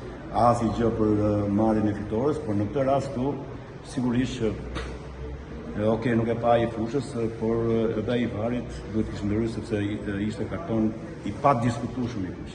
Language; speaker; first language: Albanian; native; Albanian